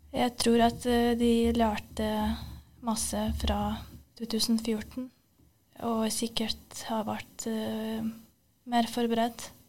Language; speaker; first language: Norwegian; non-native, fluent; Ukrainian